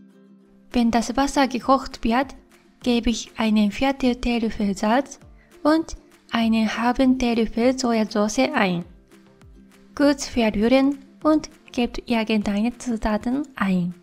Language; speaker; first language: German; non-native, fluent; Japanese